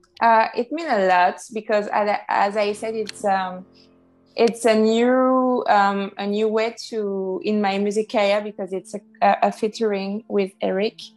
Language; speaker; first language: English; non-native, fluent; French